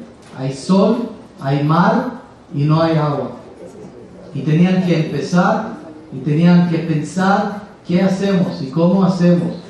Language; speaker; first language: Spanish; non-native, fluent; Hebrew